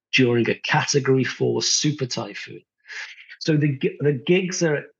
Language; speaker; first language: English; native; English